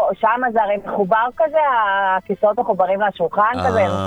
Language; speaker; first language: Hebrew; early bilingual, other home language; French